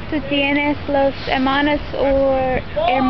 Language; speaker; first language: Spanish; non-native, learner; English